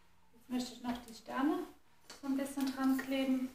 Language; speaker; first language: German; native; German